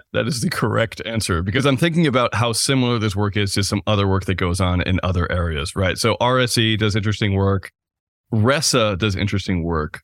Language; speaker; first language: English; native; English